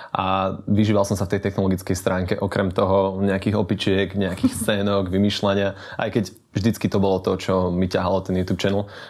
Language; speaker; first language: Slovak; native; Slovak